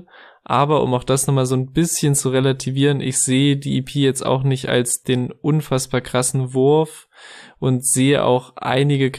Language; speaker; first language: German; native; German